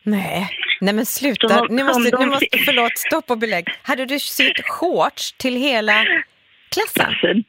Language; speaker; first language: Swedish; native; Swedish